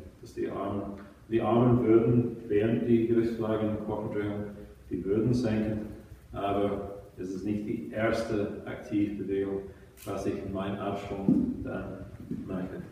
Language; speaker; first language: German; non-native, fluent; English